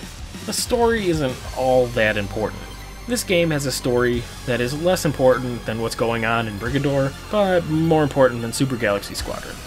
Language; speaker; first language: English; native; English